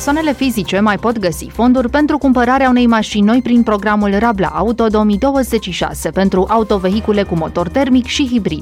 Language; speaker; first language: Romanian; native; Romanian